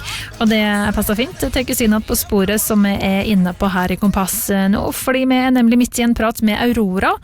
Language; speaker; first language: Norwegian; native; Norwegian